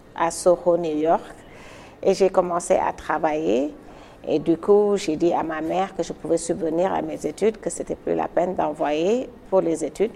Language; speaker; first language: French; non-native, local second language; Wolof